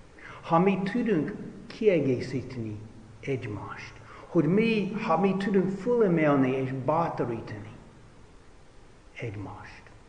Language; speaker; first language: Hungarian; non-native, fluent; English